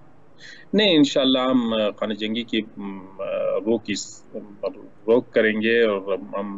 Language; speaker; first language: Hindi; non-native, learner; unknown